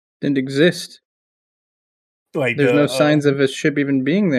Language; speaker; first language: English; native; English